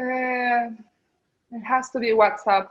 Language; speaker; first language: English; non-native, learner; Spanish